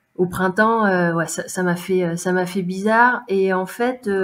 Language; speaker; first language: French; native; French